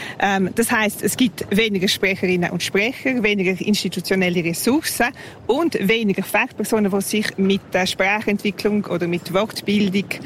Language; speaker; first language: German; non-native, local second language; Romansh